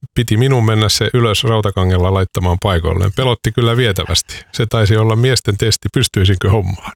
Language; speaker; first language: Finnish; native; Finnish